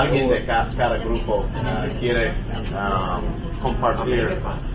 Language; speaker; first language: Spanish; non-native, learner; English